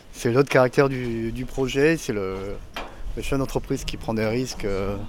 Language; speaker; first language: French; native; French